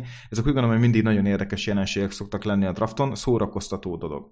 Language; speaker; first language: Hungarian; native; Hungarian